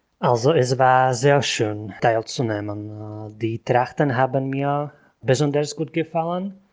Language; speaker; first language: German; non-native, local second language; Slovak